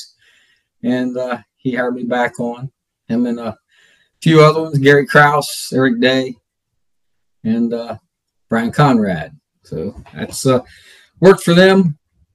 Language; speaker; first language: English; native; English